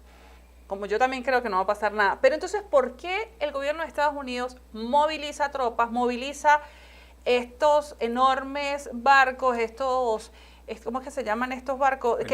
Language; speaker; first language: Spanish; native; Spanish